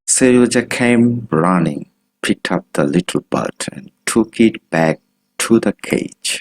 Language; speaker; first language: English; non-native, local second language; Bangla